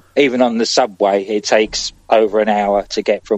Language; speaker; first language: English; native; English